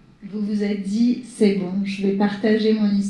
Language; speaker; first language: French; native; French